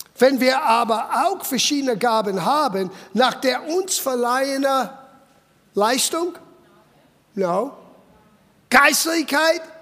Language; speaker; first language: German; non-native, fluent; English